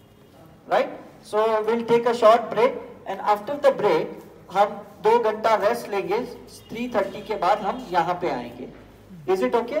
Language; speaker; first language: Hindi; native; Hindi